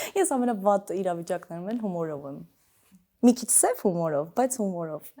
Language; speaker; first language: Armenian; early bilingual, other home language; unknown